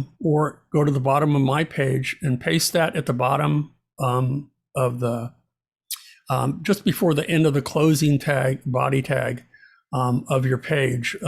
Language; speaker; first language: English; native; English